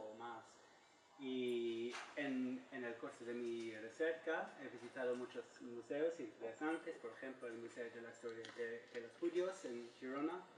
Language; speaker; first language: Spanish; non-native, learner; English